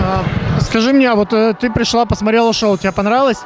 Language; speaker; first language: Russian; native; Russian